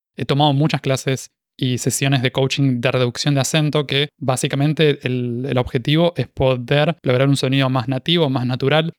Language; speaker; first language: Spanish; native; Spanish